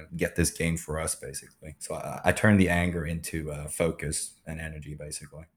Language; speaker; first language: English; non-native, fluent; Swedish